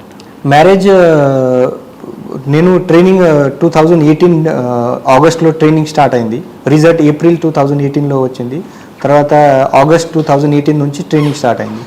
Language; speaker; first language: Telugu; non-native, learner; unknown